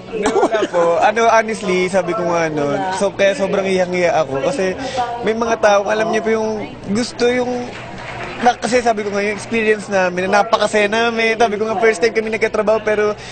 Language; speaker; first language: Filipino; native; Filipino